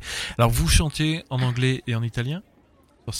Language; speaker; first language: French; native; French